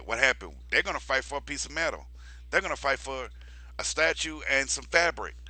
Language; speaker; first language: English; native; English